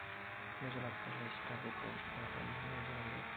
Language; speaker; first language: Hindi; native; Hindi